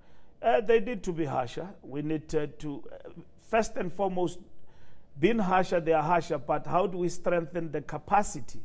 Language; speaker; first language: English; non-native, local second language; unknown